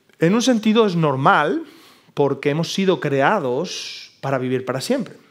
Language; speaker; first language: Spanish; native; Spanish